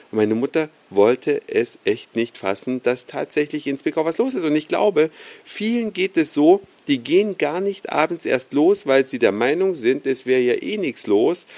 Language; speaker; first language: German; native; German